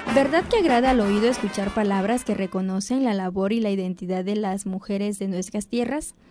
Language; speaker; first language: Spanish; non-native, local second language; Zapotec